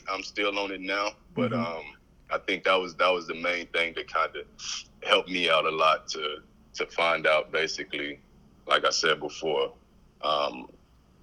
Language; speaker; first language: English; native; English